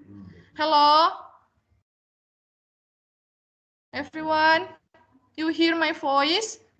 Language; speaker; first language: English; non-native, learner; Indonesian